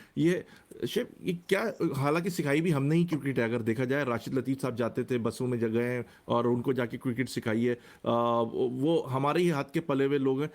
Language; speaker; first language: Urdu; native; Urdu